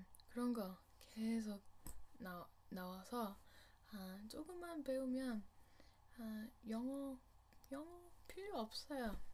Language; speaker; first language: Korean; non-native, learner; English